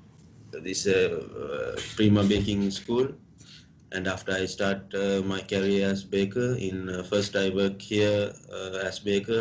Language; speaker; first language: English; non-native, local second language; Sinhala